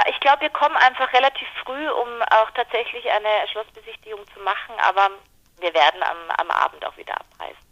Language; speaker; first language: German; native; German